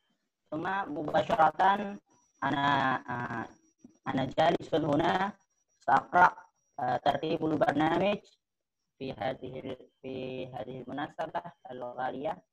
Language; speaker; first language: Arabic; non-native, learner; Indonesian